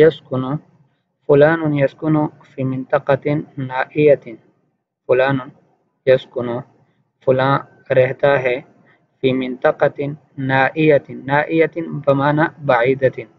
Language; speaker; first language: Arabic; non-native, fluent; Urdu